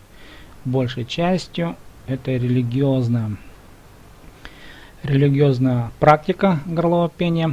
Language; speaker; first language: Russian; native; Russian